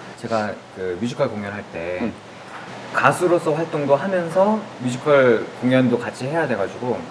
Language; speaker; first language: Korean; native; Korean